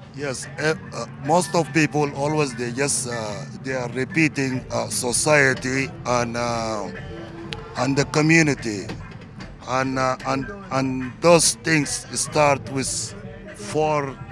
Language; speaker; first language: English; non-native, learner; Arabic